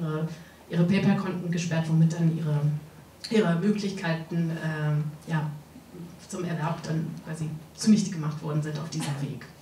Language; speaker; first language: German; native; German